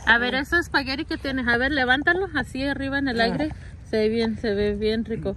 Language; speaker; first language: Spanish; early bilingual, heritage; Spanish